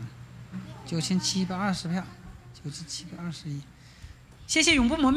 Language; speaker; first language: Chinese; native; Chinese